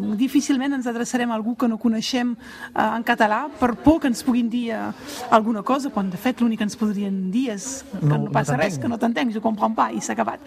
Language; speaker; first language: Catalan; non-native, local second language; French